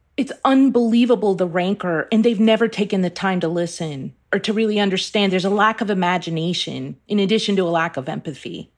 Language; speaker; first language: English; early bilingual, other home language; Persian